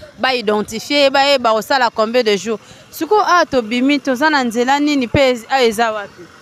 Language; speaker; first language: Lingala; native; Lingala